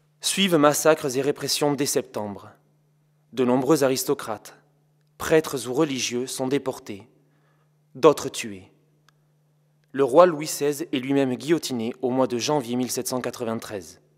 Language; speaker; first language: French; native; French